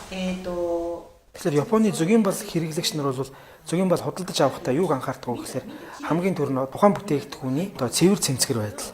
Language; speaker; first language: Mongolian; non-native, fluent; Japanese